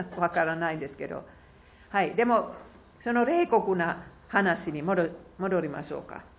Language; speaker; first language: Japanese; non-native, fluent; Finnish